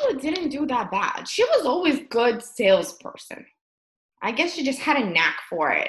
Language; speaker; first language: English; early bilingual, other home language; Russian